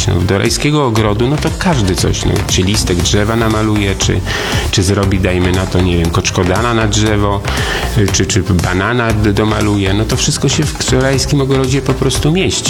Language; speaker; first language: Polish; native; Polish